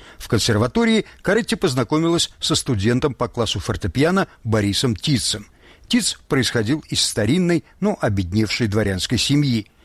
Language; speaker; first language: Russian; native; Russian